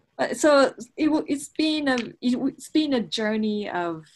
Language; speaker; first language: English; non-native, fluent; Japanese